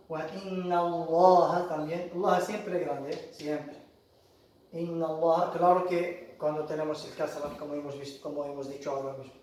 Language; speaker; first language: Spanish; non-native, fluent; Arabic